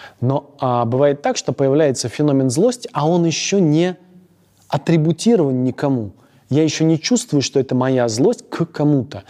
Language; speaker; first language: Russian; native; Russian